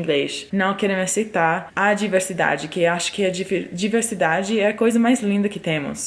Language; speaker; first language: Portuguese; non-native, fluent; English